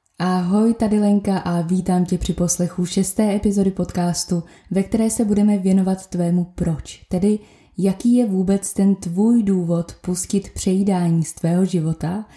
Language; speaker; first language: Czech; native; Czech